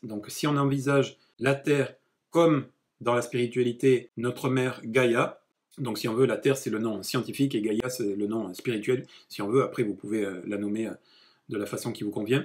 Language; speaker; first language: French; native; French